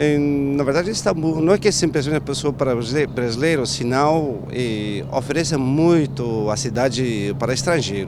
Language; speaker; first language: Portuguese; non-native, fluent; Turkish